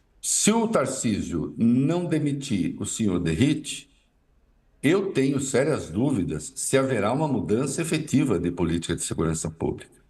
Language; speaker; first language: Portuguese; native; Portuguese